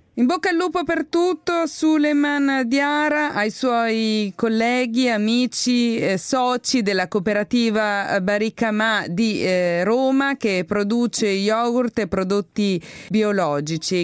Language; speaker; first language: Italian; native; Italian